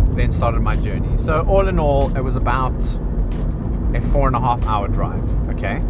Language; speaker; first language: English; native; English